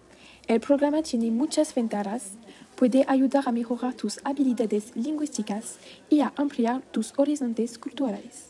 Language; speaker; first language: Spanish; non-native, learner; French